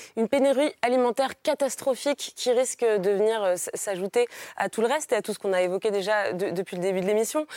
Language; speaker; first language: French; native; French